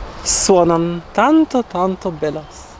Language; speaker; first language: Spanish; non-native, learner; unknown